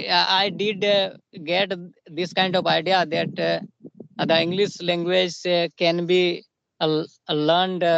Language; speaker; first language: English; non-native, local second language; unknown